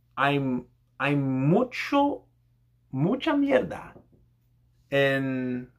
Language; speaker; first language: Spanish; non-native, learner; English